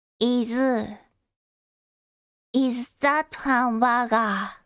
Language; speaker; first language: English; non-native, learner; Japanese